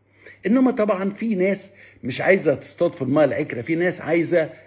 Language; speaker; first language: Arabic; native; Arabic